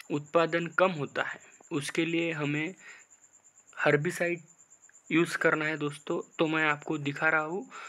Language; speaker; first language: Hindi; non-native, local second language; Marathi